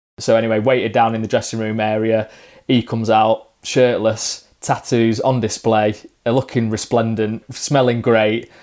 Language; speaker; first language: English; native; English